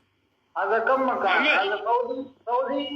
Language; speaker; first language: Arabic; non-native, learner; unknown